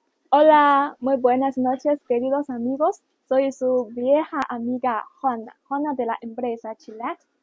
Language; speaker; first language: Spanish; non-native, learner; Chinese